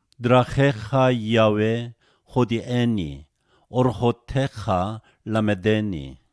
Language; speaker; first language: Hebrew; non-native, fluent; Korean